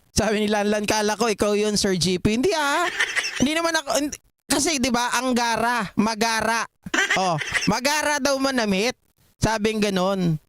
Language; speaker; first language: Filipino; non-native, local second language; Iloko